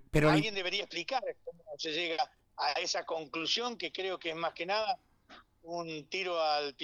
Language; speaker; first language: Spanish; native; Spanish